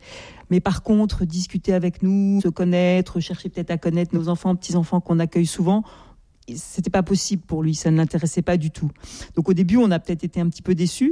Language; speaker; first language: French; native; French